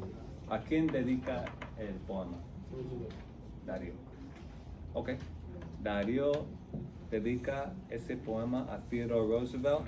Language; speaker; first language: Spanish; non-native, fluent; English